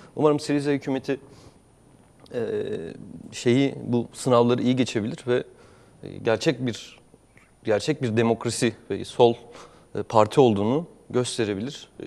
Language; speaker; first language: Turkish; native; Turkish